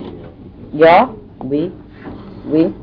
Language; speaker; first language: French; non-native, learner; English